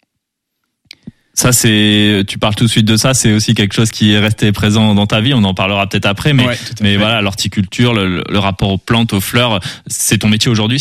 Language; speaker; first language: French; native; French